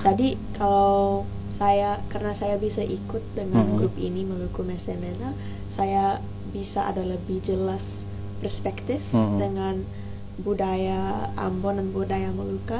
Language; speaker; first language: Indonesian; non-native, learner; English